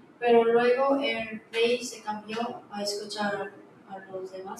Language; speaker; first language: Spanish; non-native, learner; Korean